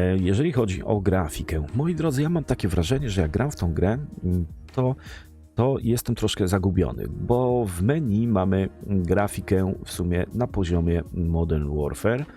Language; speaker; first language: Polish; native; Polish